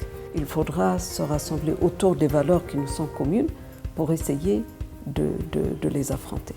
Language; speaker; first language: French; non-native, fluent; Amharic